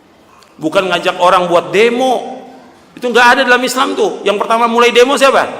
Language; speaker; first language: Indonesian; native; Indonesian